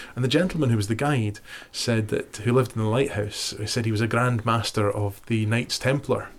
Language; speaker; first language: English; native; English